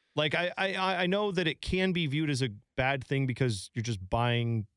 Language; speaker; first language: English; native; English